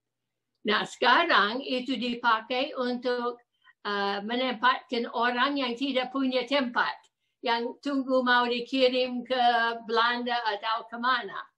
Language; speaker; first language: Indonesian; non-native, fluent; English